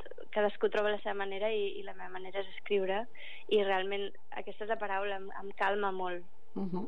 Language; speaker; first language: Catalan; non-native, local second language; English